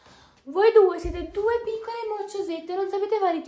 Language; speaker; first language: Italian; native; Italian